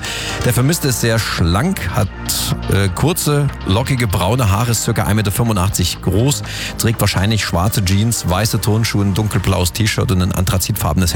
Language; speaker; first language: German; native; German